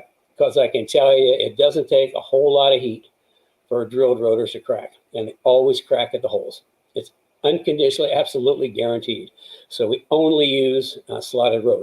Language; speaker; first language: English; native; English